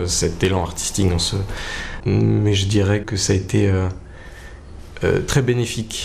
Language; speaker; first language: French; native; French